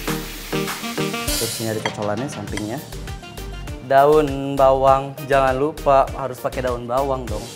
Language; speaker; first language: Indonesian; native; Indonesian